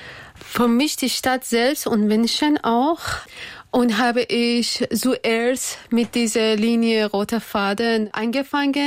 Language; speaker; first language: German; non-native, learner; Persian